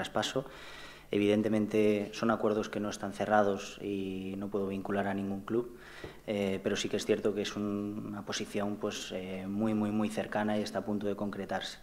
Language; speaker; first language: Spanish; native; Spanish